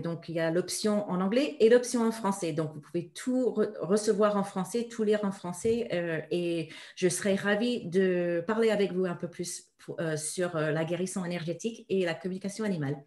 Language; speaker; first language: French; early bilingual, heritage; French